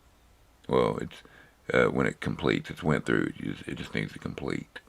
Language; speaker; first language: English; native; English